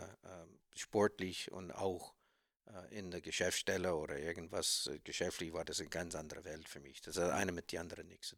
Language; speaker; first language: German; non-native, learner; English